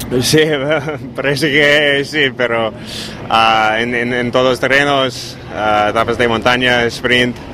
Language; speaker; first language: Spanish; non-native, learner; English